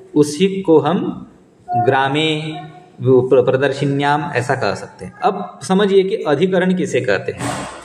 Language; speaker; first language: Hindi; non-native, local second language; Marathi